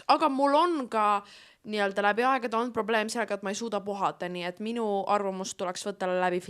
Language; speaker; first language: Estonian; native; Estonian